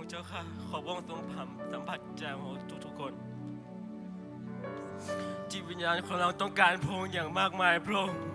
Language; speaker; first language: Thai; native; Thai